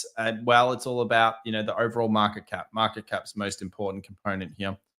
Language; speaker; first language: English; native; English